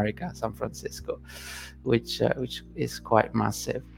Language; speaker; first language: English; non-native, fluent; Italian